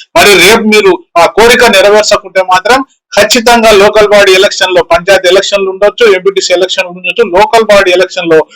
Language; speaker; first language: Telugu; non-native, local second language; Lambadi